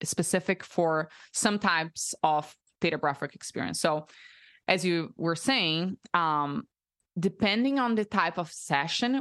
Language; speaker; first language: English; non-native, fluent; Portuguese